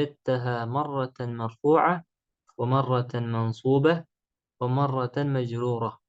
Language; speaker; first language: Arabic; non-native, fluent; Indonesian